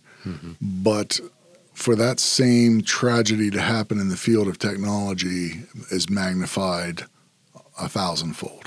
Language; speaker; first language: English; native; English